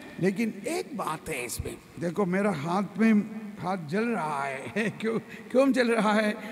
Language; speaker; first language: Hindi; non-native, local second language; Malayalam